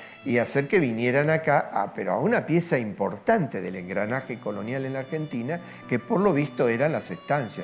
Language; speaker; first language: Spanish; native; Spanish